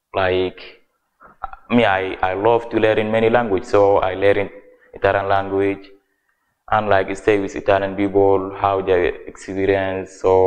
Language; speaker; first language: English; non-native, learner; Arabic